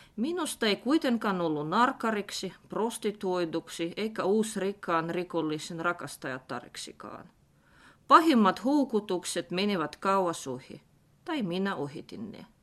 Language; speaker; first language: Finnish; non-native, fluent; Russian